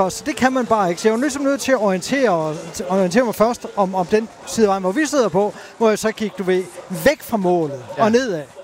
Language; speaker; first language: Danish; native; Danish